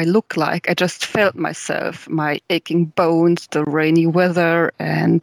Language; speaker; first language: English; non-native, fluent; German